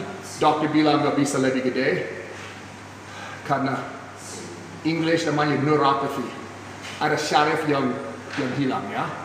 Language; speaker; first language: Indonesian; non-native, fluent; English